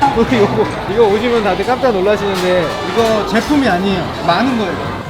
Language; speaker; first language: Korean; native; Korean